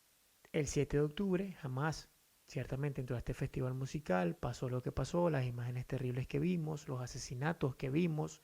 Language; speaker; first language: Spanish; native; Spanish